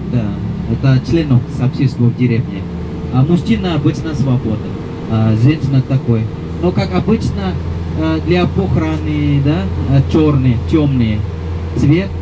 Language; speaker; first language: Russian; non-native, learner; Balinese